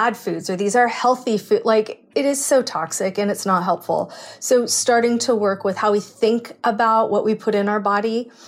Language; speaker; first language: English; native; English